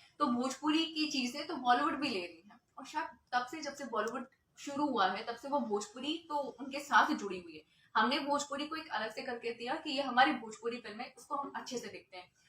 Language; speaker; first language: Hindi; native; Hindi